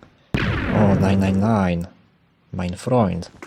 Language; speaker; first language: German; non-native, learner; Polish